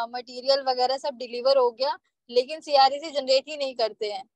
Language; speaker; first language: Hindi; native; Hindi